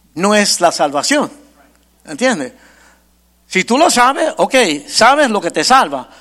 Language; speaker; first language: Spanish; early bilingual, heritage; Spanish